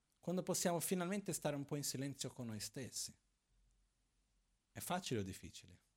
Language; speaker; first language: Italian; non-native, fluent; Portuguese